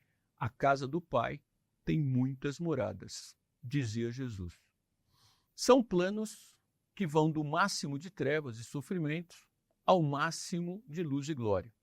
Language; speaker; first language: Portuguese; native; Portuguese